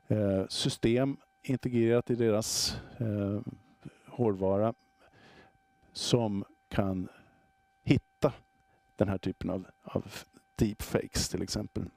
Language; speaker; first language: Swedish; native; Swedish